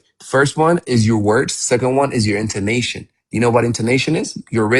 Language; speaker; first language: English; non-native, fluent; Amharic